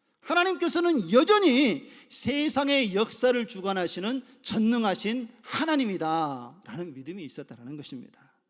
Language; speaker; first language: Korean; native; Korean